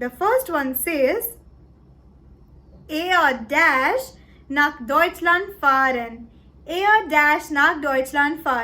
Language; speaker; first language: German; non-native, learner; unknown